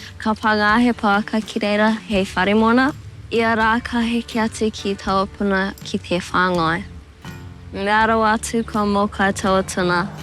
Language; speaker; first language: Māori; native; Māori